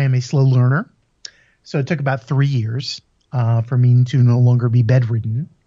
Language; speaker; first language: English; native; English